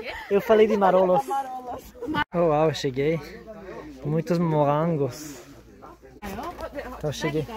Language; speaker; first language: Portuguese; non-native, learner; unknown